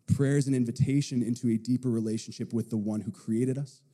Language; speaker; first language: English; native; English